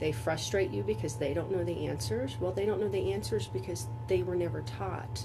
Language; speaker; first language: English; native; English